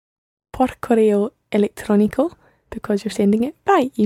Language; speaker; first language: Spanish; non-native, learner; English